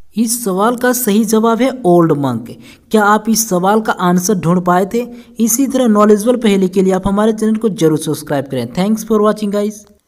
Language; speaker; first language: Hindi; native; Hindi